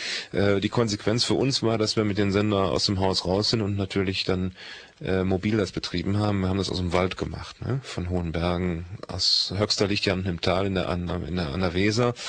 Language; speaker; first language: German; native; German